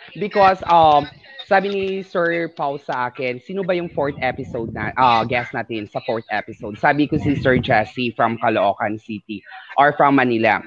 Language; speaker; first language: Filipino; non-native, local second language; Hiligaynon